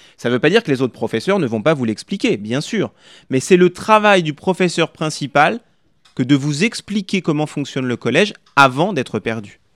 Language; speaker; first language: French; native; French